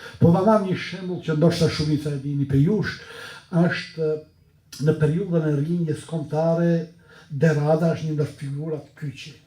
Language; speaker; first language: Albanian; native; Albanian